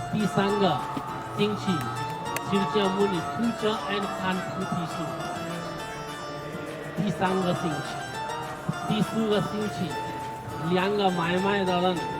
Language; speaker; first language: Chinese; non-native, learner; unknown